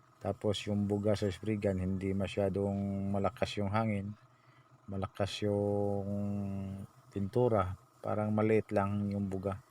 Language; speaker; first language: Filipino; non-native, local second language; Cebuano